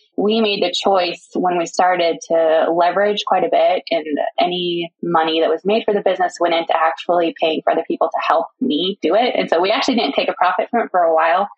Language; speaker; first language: English; native; English